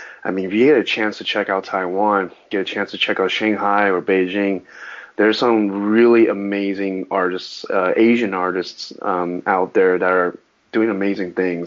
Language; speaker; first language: English; early bilingual, other home language; Chinese